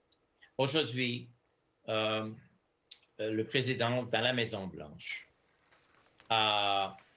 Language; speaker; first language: French; non-native, fluent; English